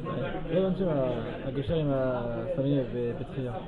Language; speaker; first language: Hebrew; non-native, learner; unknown